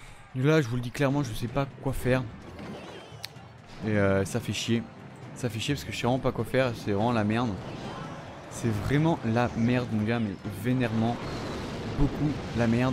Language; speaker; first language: French; native; French